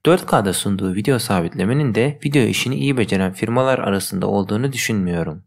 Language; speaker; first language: Turkish; native; Turkish